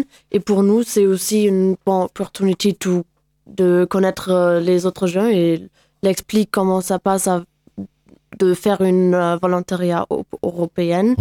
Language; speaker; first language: French; non-native, learner; German